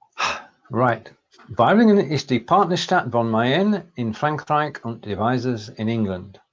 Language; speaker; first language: German; non-native, learner; English